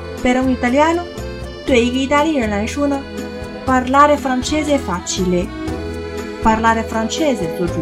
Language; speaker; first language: Italian; non-native, fluent; Chinese